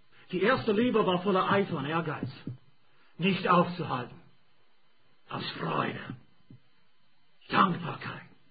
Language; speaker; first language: German; non-native, fluent; English